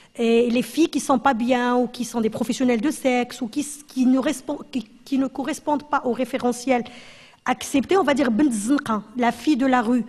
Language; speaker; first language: French; non-native, local second language; Arabic